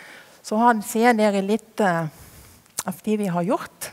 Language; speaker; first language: Norwegian; non-native, fluent; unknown